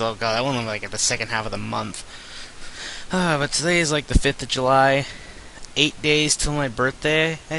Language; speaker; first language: English; native; English